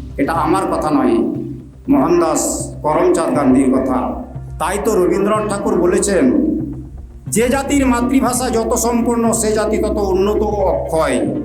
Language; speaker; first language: Bangla; non-native, local second language; Santali